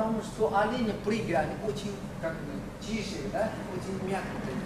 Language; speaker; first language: Russian; non-native, learner; Chinese